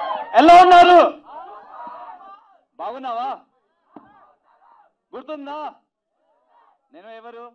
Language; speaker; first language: Telugu; non-native, local second language; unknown